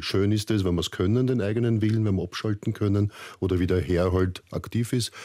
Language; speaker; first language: German; native; German